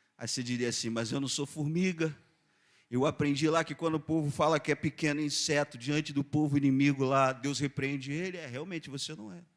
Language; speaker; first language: Portuguese; native; Portuguese